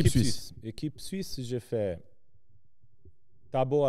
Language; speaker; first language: French; non-native, local second language; Serbian